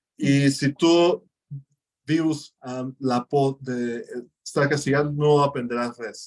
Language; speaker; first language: Catalan; non-native, fluent; Spanish